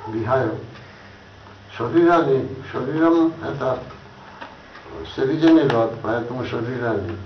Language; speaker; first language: Russian; non-native, learner; Bangla